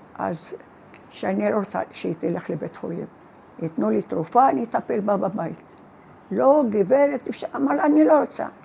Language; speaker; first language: Hebrew; non-native, fluent; Arabic